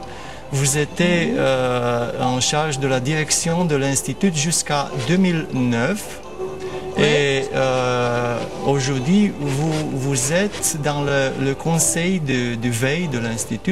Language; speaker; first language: French; non-native, fluent; Romanian